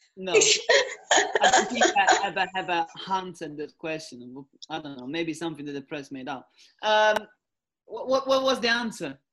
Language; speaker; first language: English; non-native, fluent; Italian